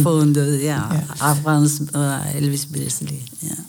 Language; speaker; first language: Dutch; non-native, learner; Persian